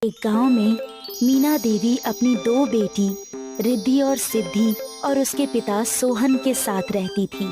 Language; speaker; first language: Hindi; native; Hindi